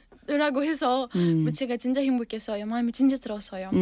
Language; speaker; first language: Korean; non-native, learner; Uzbek